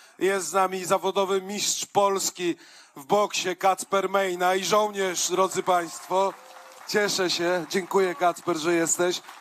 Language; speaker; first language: Polish; native; Polish